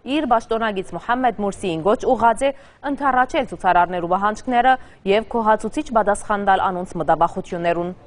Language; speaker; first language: Armenian; early bilingual, heritage; Armenian